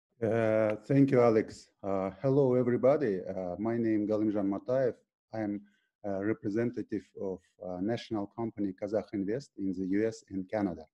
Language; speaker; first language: English; non-native, fluent; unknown